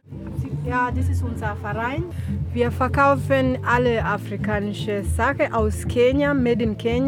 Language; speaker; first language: German; non-native, learner; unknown